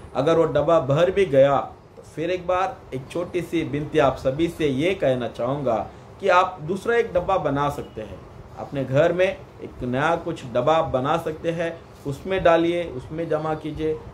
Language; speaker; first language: Hindi; non-native, local second language; Kannada